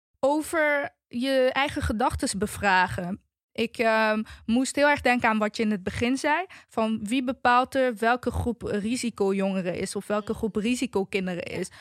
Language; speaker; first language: Dutch; native; Dutch